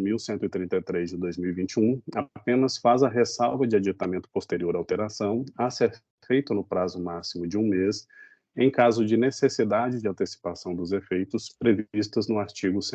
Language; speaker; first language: Portuguese; native; Portuguese